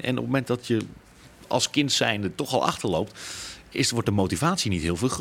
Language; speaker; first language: Dutch; native; Dutch